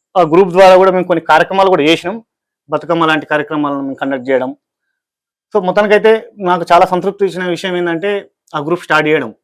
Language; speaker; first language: Telugu; native; Telugu